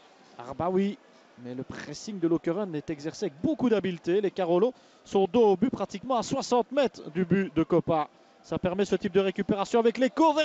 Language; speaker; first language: French; native; French